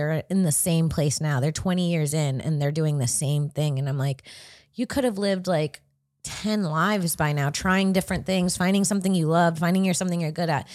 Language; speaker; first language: English; early bilingual, other home language; Spanish